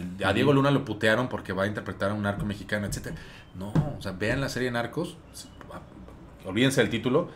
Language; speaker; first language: Spanish; native; Spanish